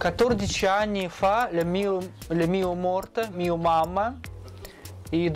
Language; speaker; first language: Italian; non-native, learner; Russian